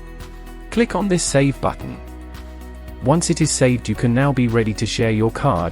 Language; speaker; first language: English; non-native, local second language; Hindi